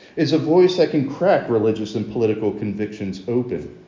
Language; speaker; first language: English; native; English